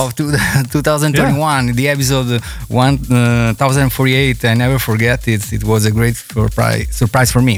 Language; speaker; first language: English; non-native, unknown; Italian